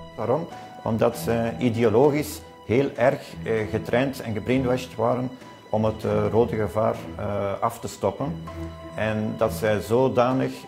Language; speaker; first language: Dutch; native; Dutch